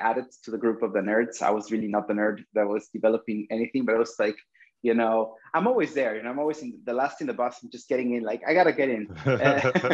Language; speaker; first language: English; non-native, fluent; Spanish